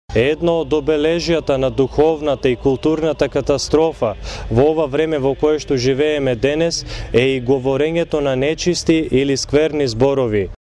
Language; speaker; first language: Macedonian; native; Macedonian